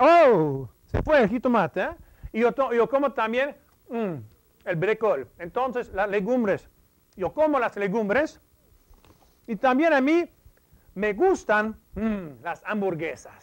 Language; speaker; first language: Spanish; non-native, fluent; English